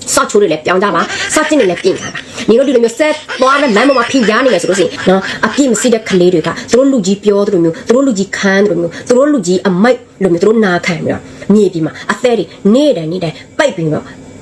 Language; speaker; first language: Burmese; non-native, local second language; S'gaw Karen